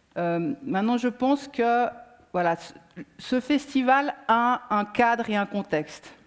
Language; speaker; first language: French; native; French